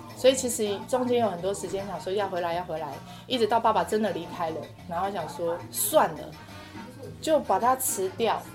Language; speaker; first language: Chinese; non-native, local second language; Amis